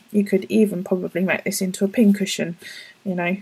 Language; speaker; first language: English; native; English